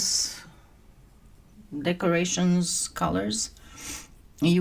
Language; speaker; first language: English; non-native, fluent; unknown